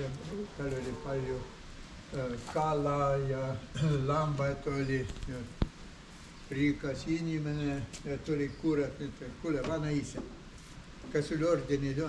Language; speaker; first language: Estonian; non-native, learner; Ukrainian